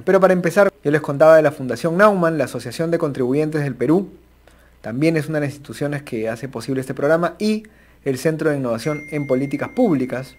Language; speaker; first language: Spanish; native; Spanish